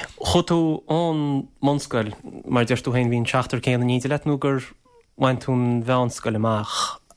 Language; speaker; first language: Irish; native; Irish